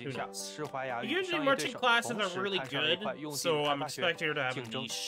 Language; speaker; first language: Chinese; native; Chinese